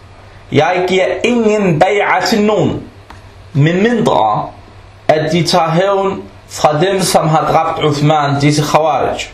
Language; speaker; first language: Danish; non-native, local second language; Arabic